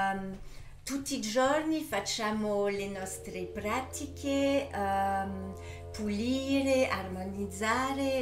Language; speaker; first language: Italian; early bilingual, heritage; French